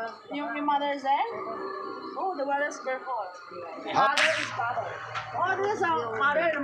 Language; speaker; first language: English; non-native, learner; Filipino